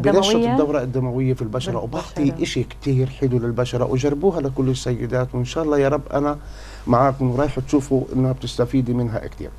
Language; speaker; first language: Arabic; native; Arabic